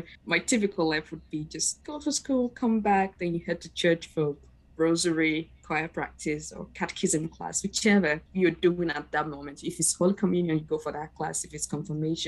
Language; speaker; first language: English; non-native, local second language; Igbo